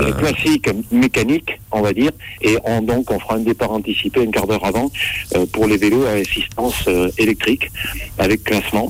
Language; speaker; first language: French; native; French